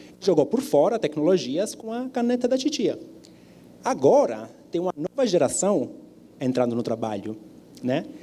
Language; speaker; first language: Portuguese; non-native, fluent; Italian